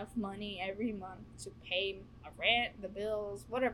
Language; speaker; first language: English; early bilingual, other home language; Spanish